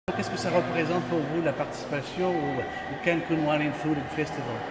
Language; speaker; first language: French; native; French